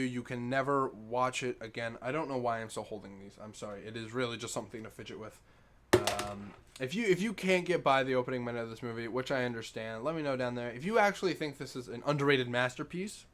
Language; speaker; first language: English; native; English